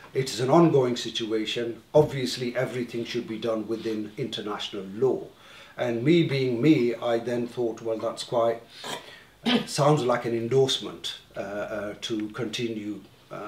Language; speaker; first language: English; native; English